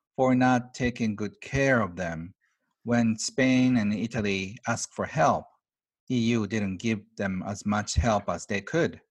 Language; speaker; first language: English; non-native, fluent; Japanese